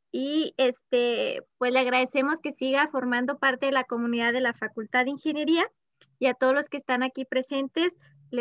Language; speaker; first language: Spanish; native; Spanish